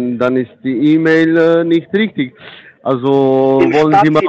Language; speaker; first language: German; non-native, fluent; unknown